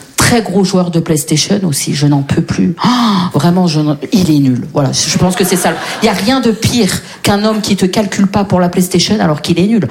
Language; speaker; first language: French; native; French